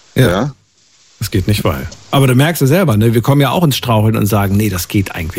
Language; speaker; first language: German; native; German